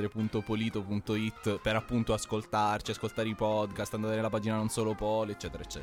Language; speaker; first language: Italian; native; Italian